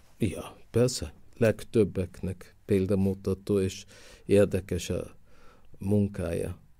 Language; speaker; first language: Hungarian; early bilingual, heritage; Hungarian